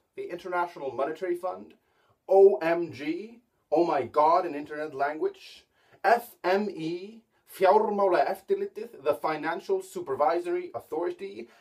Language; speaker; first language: English; non-native, fluent; Icelandic